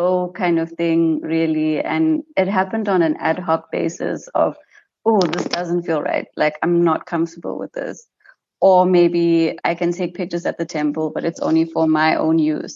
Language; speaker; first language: English; native; English